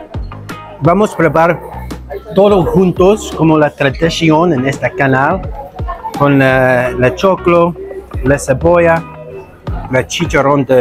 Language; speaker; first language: Spanish; non-native, learner; English